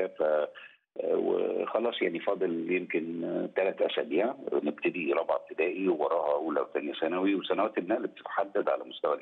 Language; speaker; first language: Arabic; native; Arabic